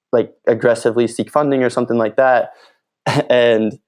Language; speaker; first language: English; native; English